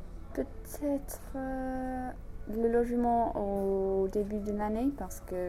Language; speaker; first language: French; non-native, fluent; English